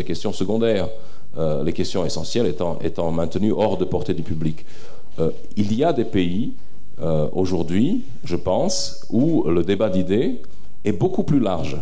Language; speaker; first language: French; early bilingual, other home language; Serbian